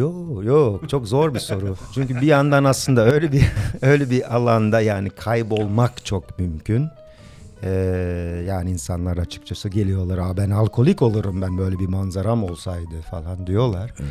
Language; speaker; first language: Turkish; early bilingual, other home language; English